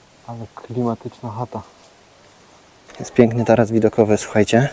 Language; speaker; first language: Polish; native; Polish